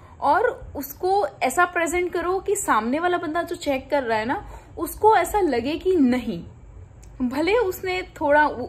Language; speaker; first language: Hindi; non-native, local second language; Gujarati